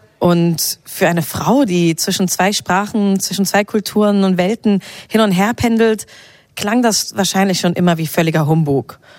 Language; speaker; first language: German; native; German